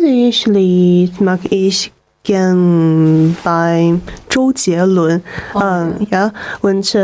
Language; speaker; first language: German; non-native, learner; Chinese